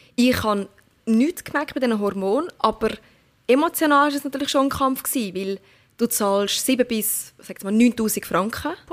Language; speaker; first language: German; early bilingual, other home language; Turkish